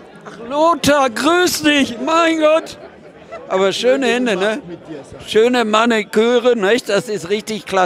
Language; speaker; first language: German; native; German